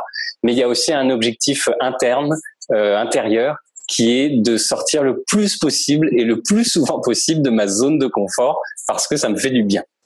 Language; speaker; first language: French; native; French